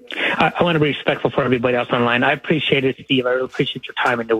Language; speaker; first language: English; native; English